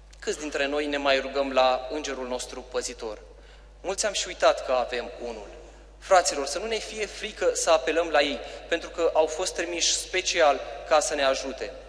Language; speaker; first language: Romanian; native; Romanian